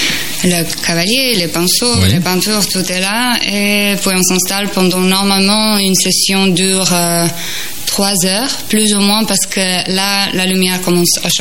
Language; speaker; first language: French; non-native, fluent; Croatian